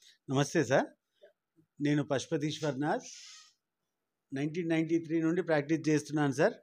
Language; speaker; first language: Telugu; native; Telugu